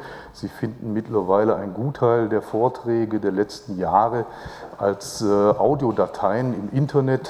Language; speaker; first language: German; native; German